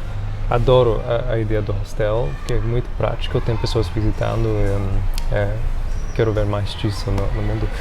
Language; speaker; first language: Portuguese; non-native, fluent; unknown